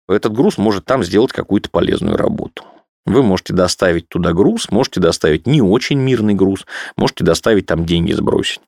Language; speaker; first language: Russian; native; Russian